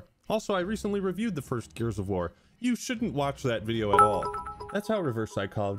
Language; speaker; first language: English; native; English